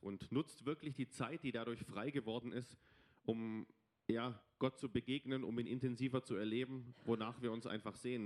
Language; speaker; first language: German; native; German